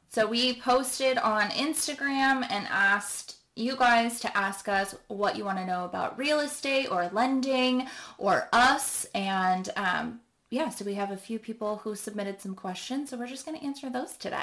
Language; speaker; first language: English; native; English